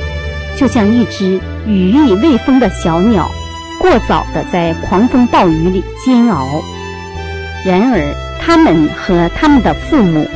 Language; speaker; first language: Chinese; native; Chinese